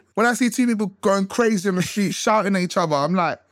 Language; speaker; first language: English; early bilingual, other home language; Krio